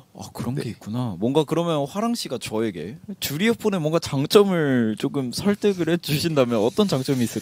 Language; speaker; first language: Korean; native; Korean